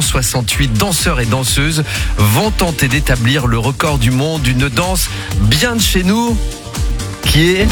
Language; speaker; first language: French; native; French